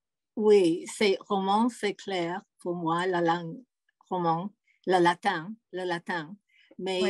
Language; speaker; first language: French; non-native, fluent; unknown